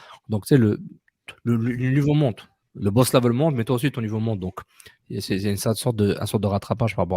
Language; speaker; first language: French; native; French